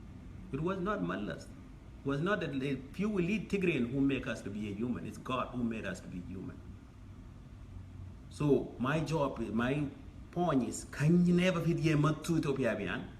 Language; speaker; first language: English; non-native, fluent; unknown